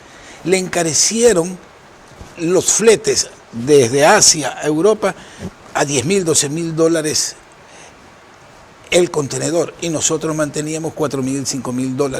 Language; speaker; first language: Spanish; native; Spanish